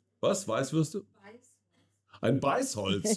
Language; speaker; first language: German; native; German